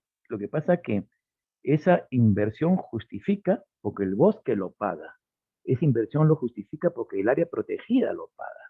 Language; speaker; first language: Spanish; native; Spanish